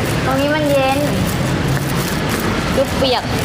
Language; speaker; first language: Thai; early bilingual, heritage; Thai